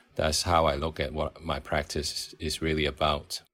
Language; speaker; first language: English; non-native, local second language; Cantonese